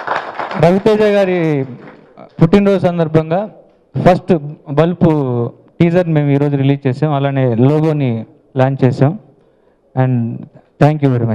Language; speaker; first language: Telugu; native; Telugu